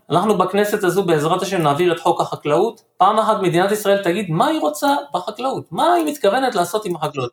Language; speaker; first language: Hebrew; native; Hebrew